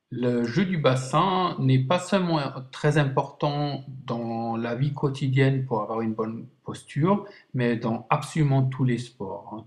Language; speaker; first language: French; non-native, fluent; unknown